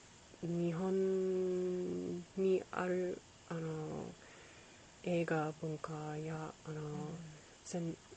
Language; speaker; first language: Japanese; non-native, learner; English